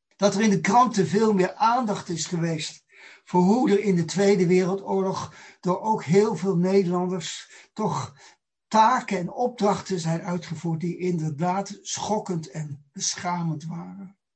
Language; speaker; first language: Dutch; native; Dutch